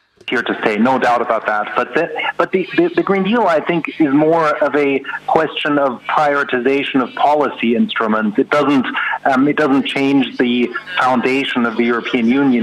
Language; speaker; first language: English; non-native, fluent; German